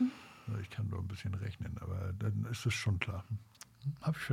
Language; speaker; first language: German; native; German